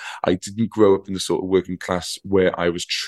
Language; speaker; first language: English; native; English